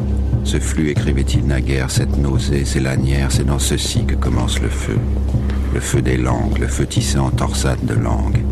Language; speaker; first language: French; native; French